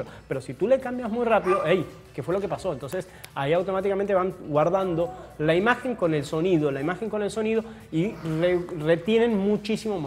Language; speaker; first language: Spanish; native; Spanish